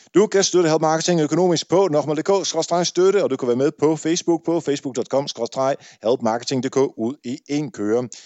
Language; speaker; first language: Danish; early bilingual, other home language; Dutch